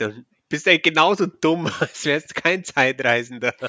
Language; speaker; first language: German; native; German